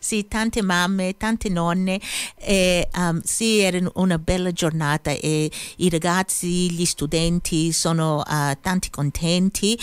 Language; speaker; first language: Italian; early bilingual, heritage; English